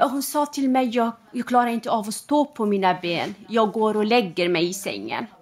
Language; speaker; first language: Swedish; non-native, fluent; Arabic